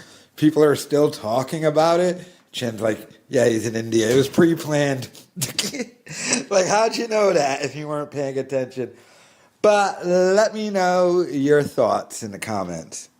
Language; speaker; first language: English; native; English